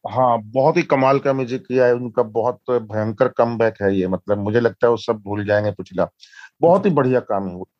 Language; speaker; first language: Hindi; native; Hindi